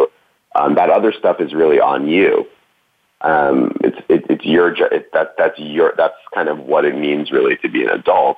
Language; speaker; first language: English; native; English